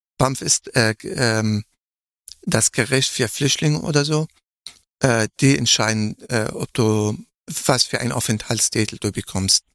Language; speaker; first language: German; non-native, fluent; Arabic